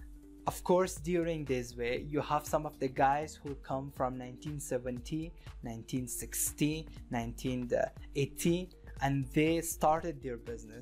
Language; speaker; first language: English; non-native, fluent; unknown